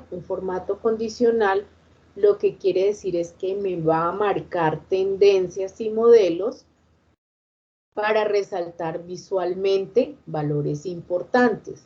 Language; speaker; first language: Spanish; native; Spanish